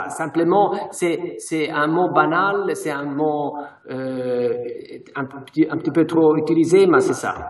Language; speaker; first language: French; non-native, fluent; Italian